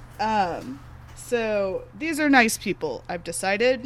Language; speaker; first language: English; native; English